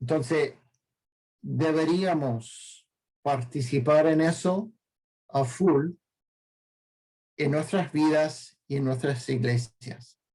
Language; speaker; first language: Spanish; non-native, fluent; English